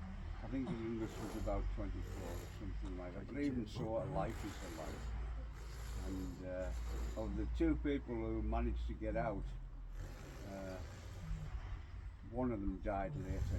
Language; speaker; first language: English; native; English